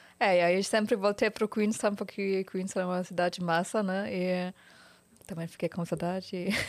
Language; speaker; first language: Portuguese; non-native, fluent; German